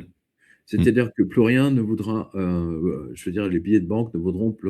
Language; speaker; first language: French; native; French